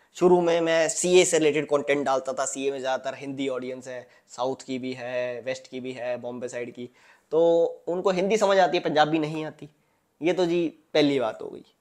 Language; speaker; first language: Hindi; non-native, local second language; Punjabi